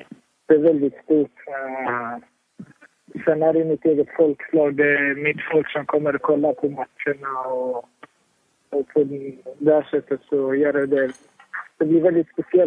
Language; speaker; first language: Swedish; early bilingual, other home language; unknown